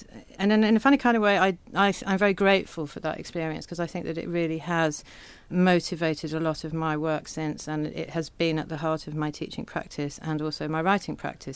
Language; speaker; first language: English; native; English